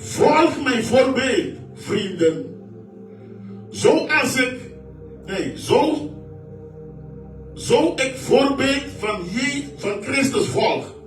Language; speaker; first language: Dutch; non-native, fluent; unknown